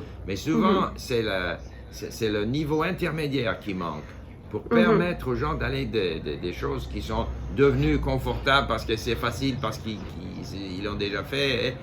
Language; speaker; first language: French; non-native, fluent; English